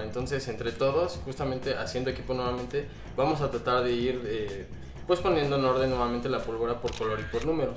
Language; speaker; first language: Spanish; native; Spanish